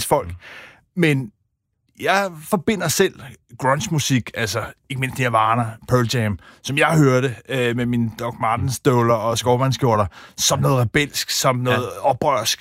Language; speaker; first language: Danish; native; Danish